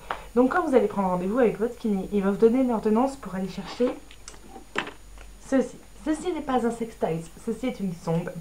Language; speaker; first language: French; native; French